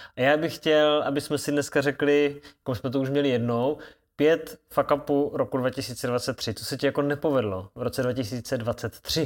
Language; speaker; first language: Czech; native; Czech